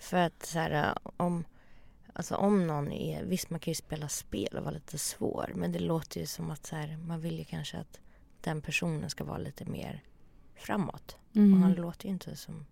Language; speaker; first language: Swedish; native; Swedish